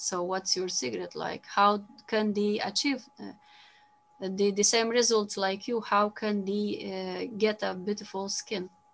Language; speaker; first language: English; non-native, fluent; Romanian